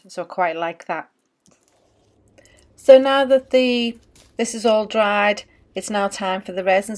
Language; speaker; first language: English; native; English